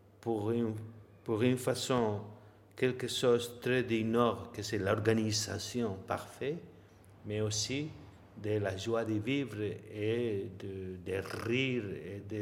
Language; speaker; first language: French; non-native, learner; Spanish